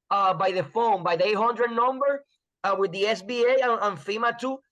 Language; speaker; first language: English; non-native, fluent; Spanish